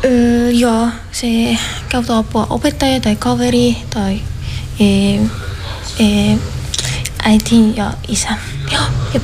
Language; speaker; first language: Finnish; non-native, learner; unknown